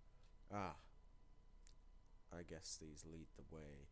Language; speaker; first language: English; native; English